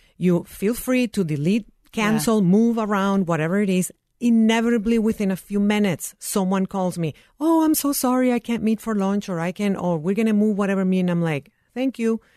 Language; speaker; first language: English; non-native, fluent; Spanish